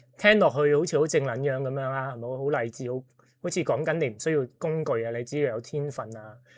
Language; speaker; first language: Cantonese; native; Cantonese